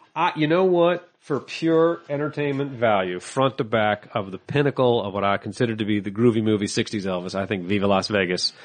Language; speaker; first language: English; native; English